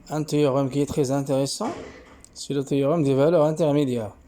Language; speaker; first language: French; non-native, local second language; Arabic